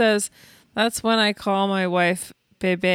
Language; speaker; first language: English; native; English